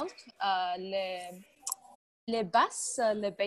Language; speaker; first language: French; non-native, learner; English